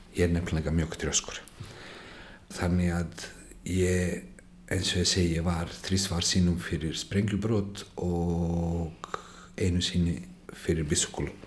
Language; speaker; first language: Icelandic; non-native, fluent; Bosnian